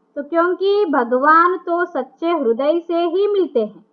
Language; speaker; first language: Hindi; non-native, local second language; Telugu